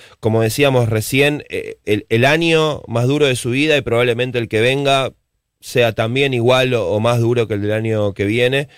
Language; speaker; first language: Spanish; native; Spanish